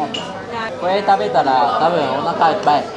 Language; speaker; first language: Japanese; non-native, fluent; Vietnamese